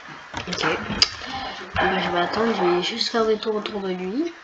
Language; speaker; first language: French; native; French